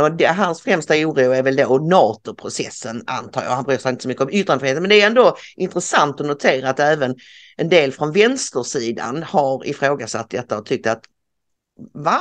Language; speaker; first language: Swedish; native; Swedish